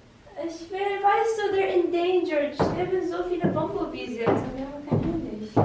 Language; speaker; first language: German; non-native, fluent; Russian